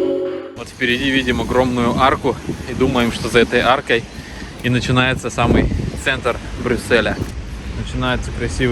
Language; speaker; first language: Russian; native; Russian